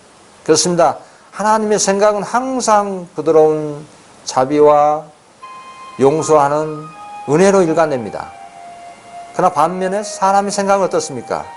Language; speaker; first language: Korean; native; Korean